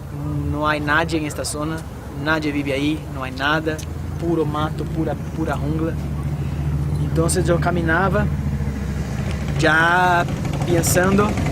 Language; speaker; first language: Spanish; non-native, fluent; Portuguese